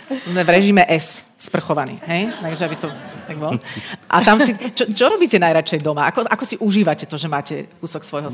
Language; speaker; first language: Slovak; native; Slovak